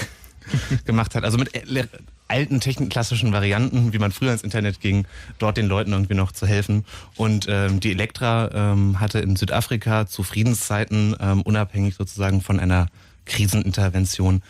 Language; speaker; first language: German; native; German